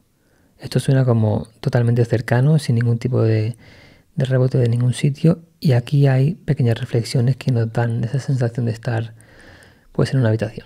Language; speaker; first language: Spanish; native; Spanish